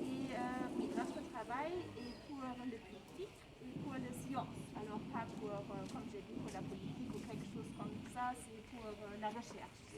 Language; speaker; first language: French; non-native, fluent; German